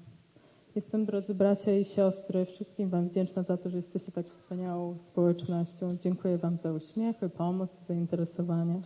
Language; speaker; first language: Polish; native; Polish